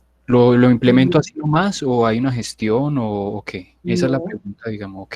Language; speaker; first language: Spanish; native; Spanish